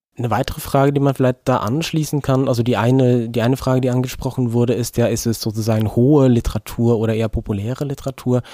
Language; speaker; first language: German; non-native, fluent; Norwegian